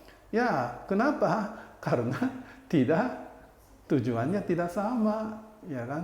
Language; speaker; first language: Indonesian; non-native, fluent; Japanese